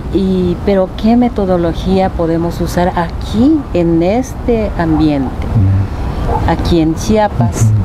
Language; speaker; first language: Spanish; non-native, fluent; Japanese